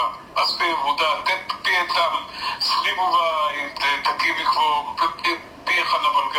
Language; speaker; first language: Bulgarian; early bilingual, heritage; Bulgarian